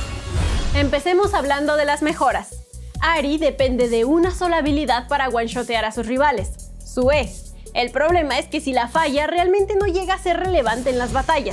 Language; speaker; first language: Spanish; native; Spanish